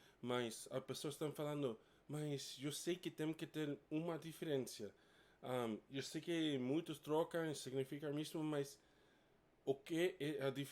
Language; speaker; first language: Portuguese; non-native, fluent; English